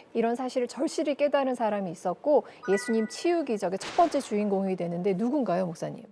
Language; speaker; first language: Korean; native; Korean